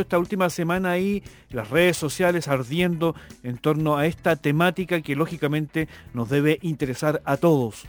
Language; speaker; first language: Spanish; native; Spanish